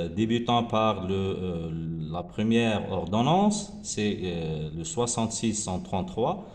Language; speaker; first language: French; non-native, local second language; Arabic